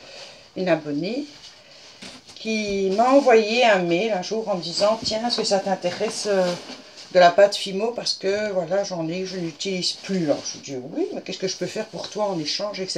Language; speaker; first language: French; native; French